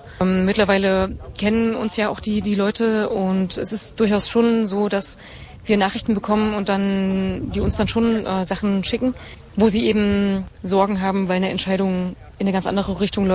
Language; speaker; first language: German; native; German